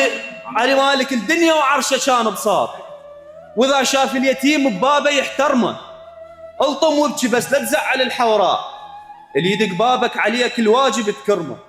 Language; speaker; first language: Arabic; native; Arabic